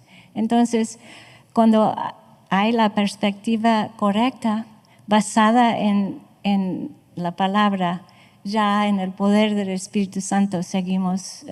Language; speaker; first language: Spanish; non-native, fluent; English